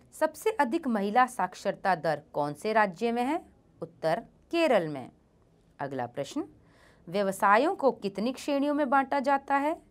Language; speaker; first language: Hindi; native; Hindi